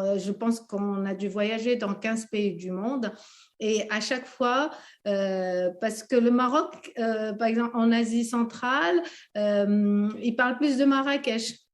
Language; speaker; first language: French; early bilingual, other home language; Arabic